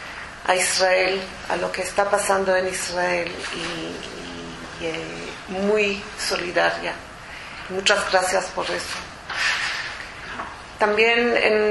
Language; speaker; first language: Spanish; non-native, fluent; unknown